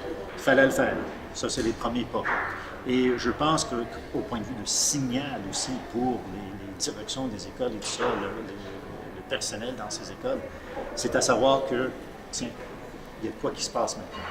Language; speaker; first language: French; native; French